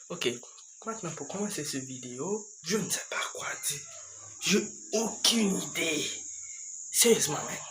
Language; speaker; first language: French; non-native, learner; English